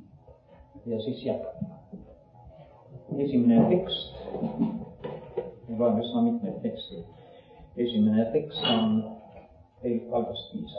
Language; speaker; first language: Finnish; non-native, learner; Estonian